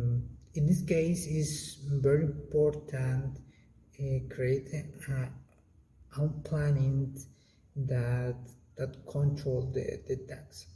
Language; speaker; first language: English; non-native, learner; Spanish